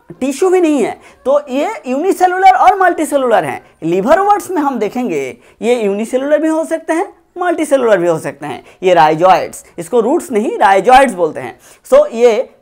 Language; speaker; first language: Hindi; non-native, local second language; Bangla